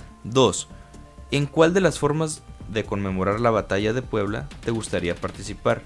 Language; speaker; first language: Spanish; native; Spanish